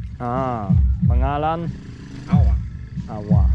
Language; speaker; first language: Filipino; non-native, learner; Polish